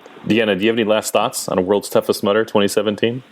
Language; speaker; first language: English; native; English